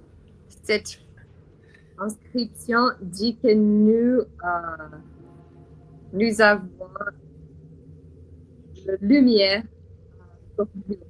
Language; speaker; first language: French; non-native, learner; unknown